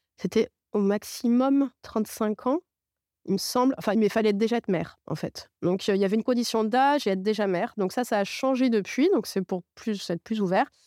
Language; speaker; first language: French; non-native, local second language; Arabic